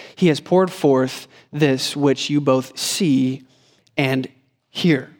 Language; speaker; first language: English; native; English